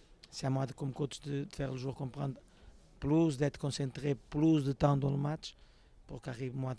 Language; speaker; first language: French; non-native, fluent; Portuguese